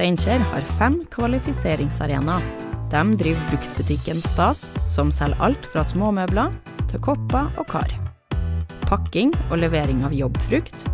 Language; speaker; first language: Norwegian; native; Norwegian